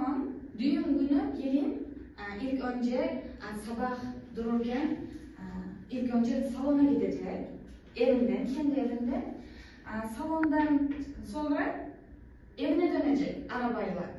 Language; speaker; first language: Turkish; non-native, learner; Uzbek